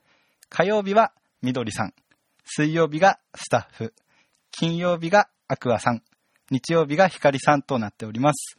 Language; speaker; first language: Japanese; native; Japanese